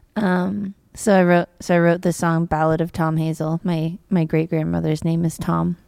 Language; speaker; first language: English; native; English